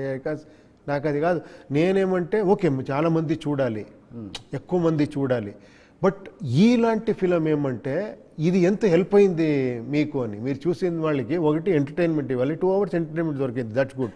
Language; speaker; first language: Telugu; non-native, learner; Kannada